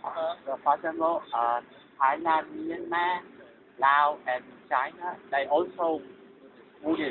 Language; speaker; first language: English; non-native, learner; Vietnamese